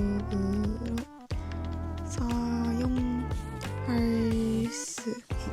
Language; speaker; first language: Korean; non-native, learner; Japanese